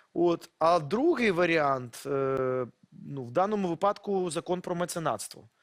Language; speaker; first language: Ukrainian; non-native, local second language; Russian